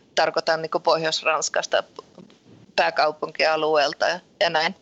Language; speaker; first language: Finnish; early bilingual, heritage; Finnish